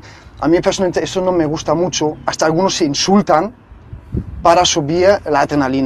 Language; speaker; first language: Spanish; non-native, fluent; German